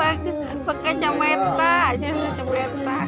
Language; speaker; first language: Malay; non-native, local second language; Sundanese